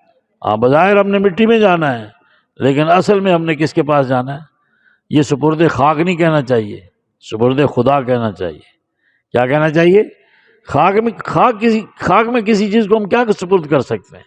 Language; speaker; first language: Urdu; non-native, local second language; Punjabi